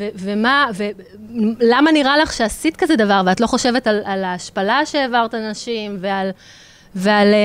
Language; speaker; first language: Hebrew; native; Hebrew